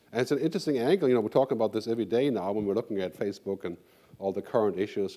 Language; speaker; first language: English; non-native, fluent; German